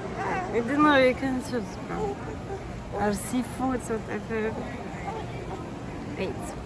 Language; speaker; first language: English; non-native, fluent; Polish